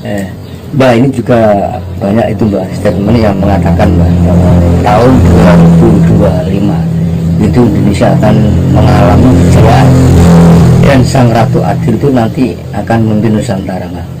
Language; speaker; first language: Indonesian; native; Indonesian